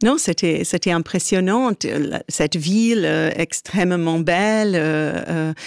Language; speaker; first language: French; non-native, fluent; English